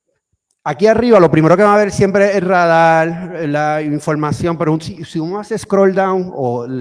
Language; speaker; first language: Spanish; native; Spanish